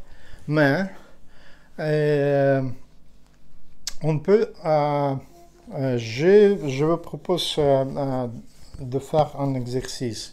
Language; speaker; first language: French; non-native, learner; Ukrainian